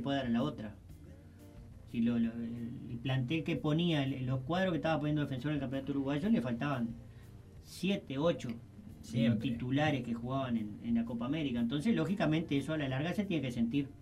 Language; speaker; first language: Spanish; native; Spanish